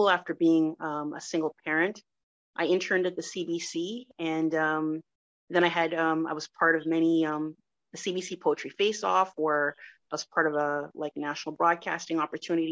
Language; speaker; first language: English; non-native, fluent; French